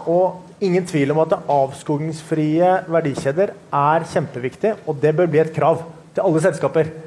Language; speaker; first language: Norwegian; native; Norwegian